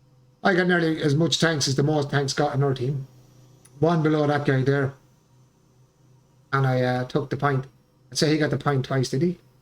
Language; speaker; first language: English; native; English